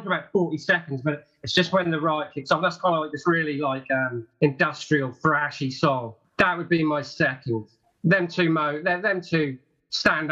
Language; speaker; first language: English; native; English